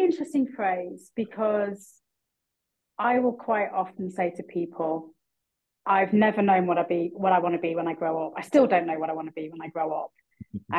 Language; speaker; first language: English; native; English